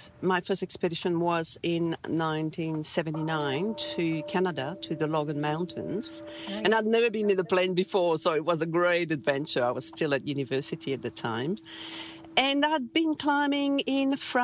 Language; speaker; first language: English; non-native, fluent; French